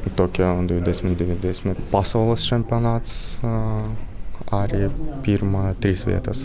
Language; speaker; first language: Latvian; non-native, learner; Russian